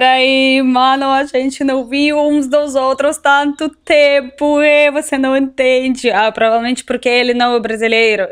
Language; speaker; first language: Portuguese; non-native, learner; Russian